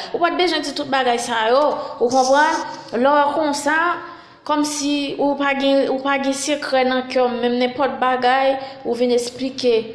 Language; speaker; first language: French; non-native, local second language; Haitian Creole